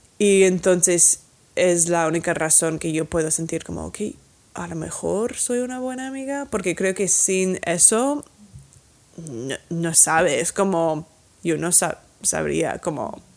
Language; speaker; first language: Spanish; non-native, fluent; English